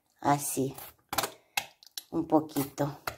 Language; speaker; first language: Spanish; non-native, learner; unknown